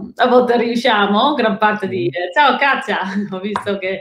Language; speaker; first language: Italian; non-native, fluent; Dutch